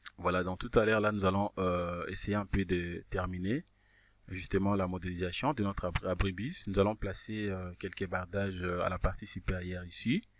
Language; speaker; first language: French; non-native, local second language; Kongo